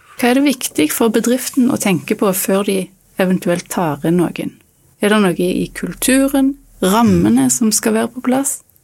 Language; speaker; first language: Norwegian; native; Norwegian